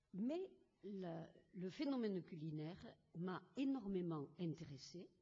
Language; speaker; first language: French; native; French